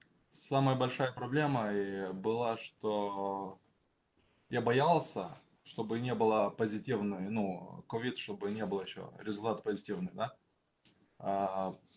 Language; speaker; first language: Russian; non-native, local second language; Romanian